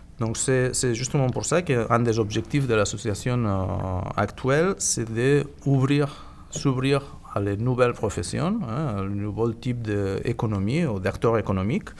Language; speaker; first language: French; non-native, fluent; Catalan